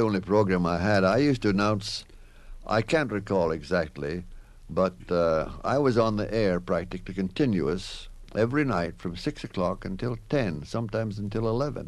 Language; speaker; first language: English; native; English